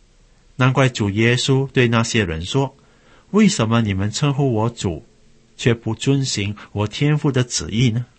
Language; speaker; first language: Chinese; native; Chinese